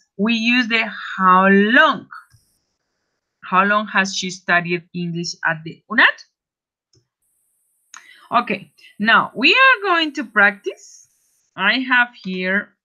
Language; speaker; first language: English; non-native, fluent; Spanish